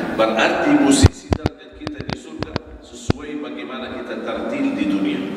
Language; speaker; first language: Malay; non-native, fluent; Arabic